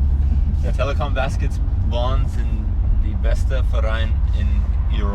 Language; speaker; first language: German; non-native, learner; English